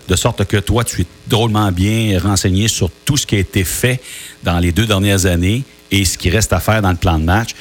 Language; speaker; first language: French; native; French